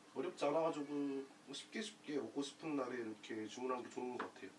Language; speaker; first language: Korean; native; Korean